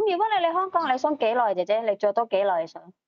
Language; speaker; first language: Cantonese; native; Cantonese